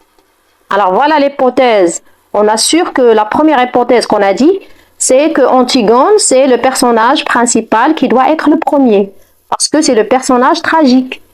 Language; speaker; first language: French; non-native, fluent; Arabic